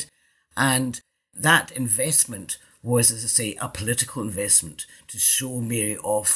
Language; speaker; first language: English; native; English